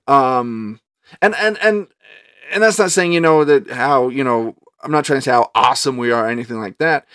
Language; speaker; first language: English; native; English